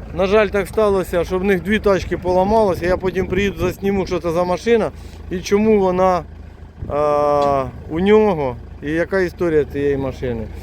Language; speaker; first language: Ukrainian; native; Ukrainian